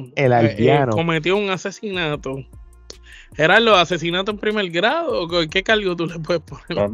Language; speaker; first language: Spanish; native; Spanish